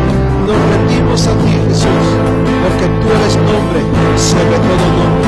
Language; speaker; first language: Spanish; native; Spanish